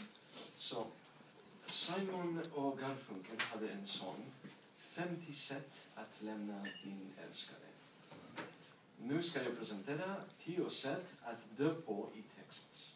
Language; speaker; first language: Swedish; non-native, learner; English